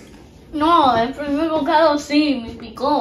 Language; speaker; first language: Spanish; early bilingual, heritage; Spanish